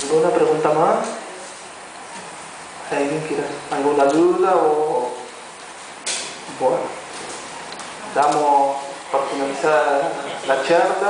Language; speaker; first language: Spanish; native; Spanish